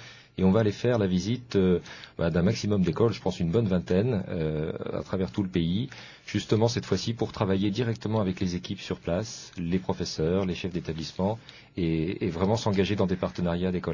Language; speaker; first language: French; native; French